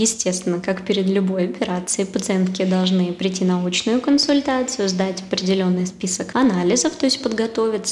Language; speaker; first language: Russian; native; Russian